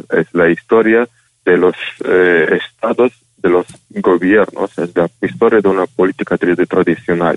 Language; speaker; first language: Spanish; non-native, fluent; Ukrainian